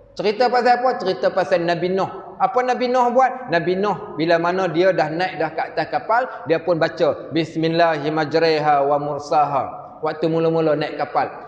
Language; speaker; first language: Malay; native; Malay